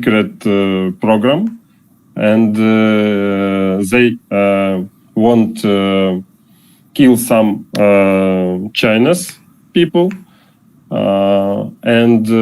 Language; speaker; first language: English; non-native, learner; Russian